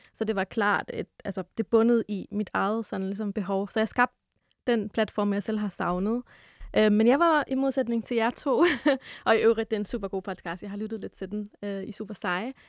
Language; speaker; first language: Danish; early bilingual, other home language; Arabic